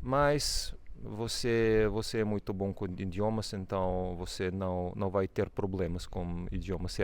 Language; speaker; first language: Portuguese; non-native, fluent; Serbian